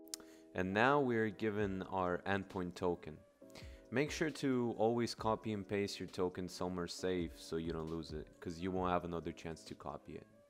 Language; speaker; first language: English; native; English